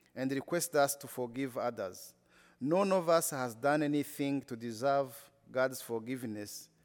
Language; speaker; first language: English; non-native, local second language; Kinyarwanda